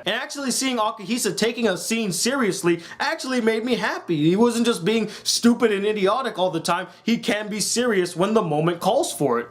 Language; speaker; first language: English; native; English